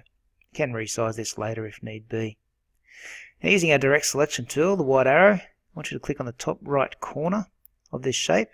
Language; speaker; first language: English; native; English